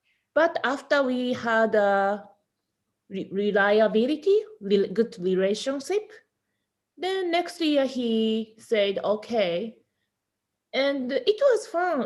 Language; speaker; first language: English; non-native, learner; Japanese